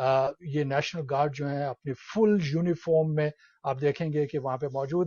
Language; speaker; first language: Urdu; native; Urdu